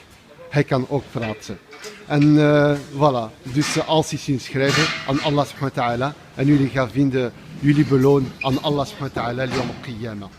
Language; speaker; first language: Dutch; non-native, learner; French